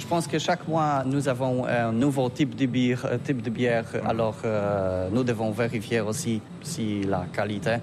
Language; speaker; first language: French; non-native, learner; Polish